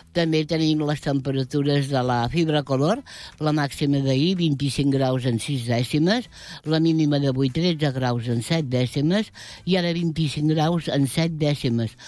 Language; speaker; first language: Catalan; native; Catalan